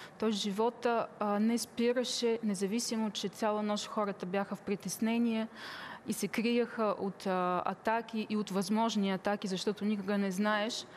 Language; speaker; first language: Bulgarian; early bilingual, heritage; Bulgarian